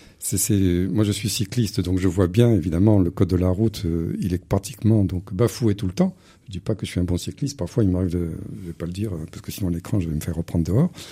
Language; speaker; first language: French; native; French